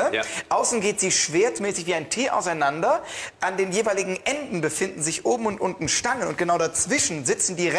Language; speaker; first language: German; native; German